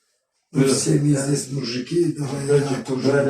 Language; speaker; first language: Russian; non-native, fluent; Tajik